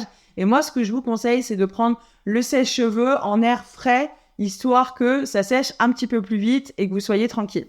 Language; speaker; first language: French; native; French